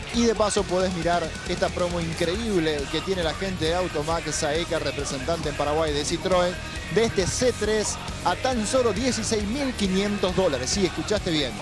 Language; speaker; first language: Spanish; native; Spanish